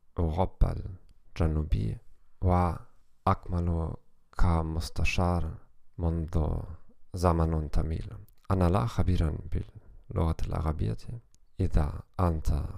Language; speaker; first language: Arabic; non-native, learner; German